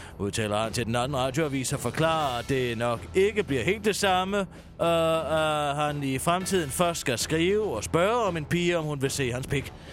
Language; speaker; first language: Danish; native; Danish